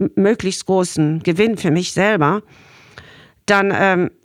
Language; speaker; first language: German; non-native, fluent; English